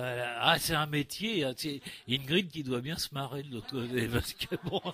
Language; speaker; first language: French; native; French